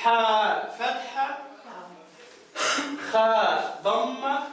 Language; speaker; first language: Arabic; non-native, fluent; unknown